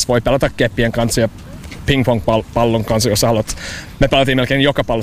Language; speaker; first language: Finnish; non-native, fluent; English